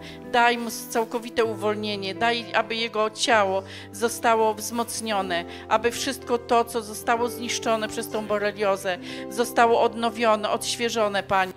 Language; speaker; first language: Polish; native; Polish